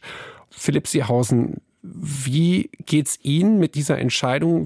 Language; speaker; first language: German; native; German